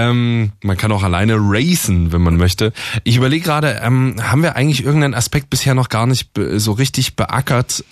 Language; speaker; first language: German; native; German